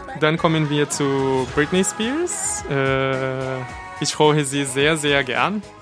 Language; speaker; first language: German; non-native, fluent; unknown